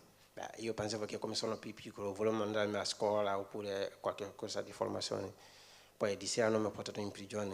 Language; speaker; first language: Italian; non-native, fluent; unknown